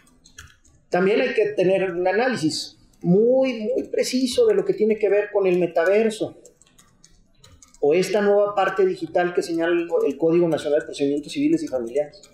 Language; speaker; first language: Spanish; native; Spanish